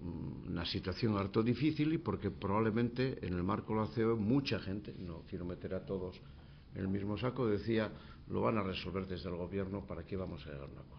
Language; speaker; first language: Spanish; native; Spanish